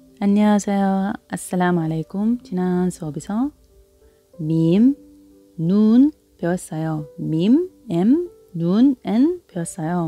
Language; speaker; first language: Korean; non-native, learner; Arabic